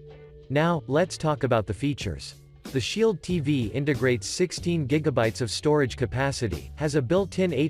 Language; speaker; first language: English; non-native, fluent; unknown